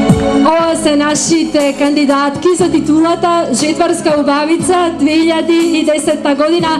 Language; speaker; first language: Macedonian; native; Macedonian